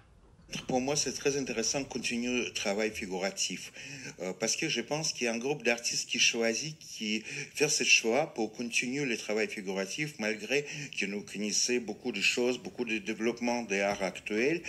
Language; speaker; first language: French; non-native, fluent; Russian